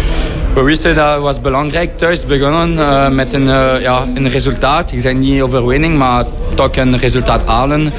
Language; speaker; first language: Dutch; non-native, fluent; French